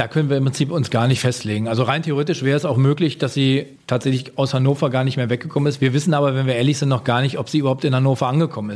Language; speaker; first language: German; native; German